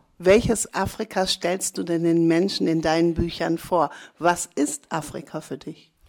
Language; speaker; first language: German; native; German